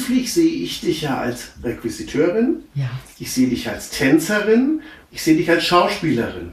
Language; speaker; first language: German; native; German